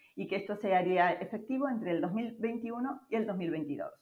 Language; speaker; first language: Spanish; native; Spanish